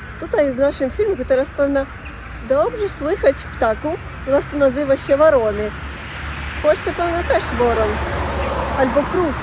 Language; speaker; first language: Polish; non-native, learner; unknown